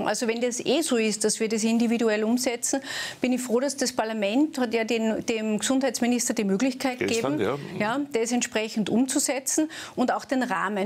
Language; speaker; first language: German; native; German